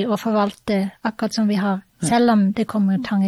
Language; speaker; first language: Norwegian; non-native, fluent; English